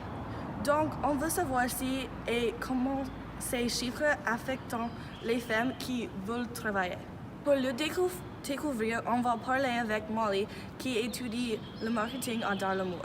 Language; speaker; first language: French; non-native, learner; English